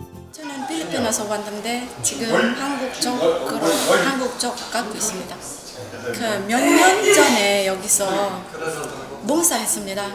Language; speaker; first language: Korean; non-native, learner; Filipino